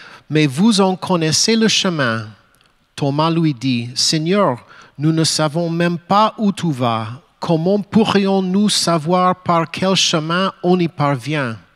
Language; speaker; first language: French; non-native, fluent; English